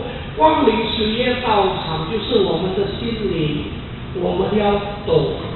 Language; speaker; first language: Chinese; early bilingual, heritage; Chinese